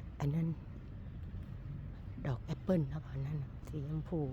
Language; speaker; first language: Thai; native; Thai